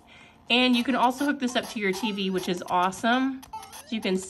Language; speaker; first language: English; native; English